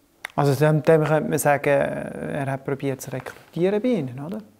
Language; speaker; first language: German; native; German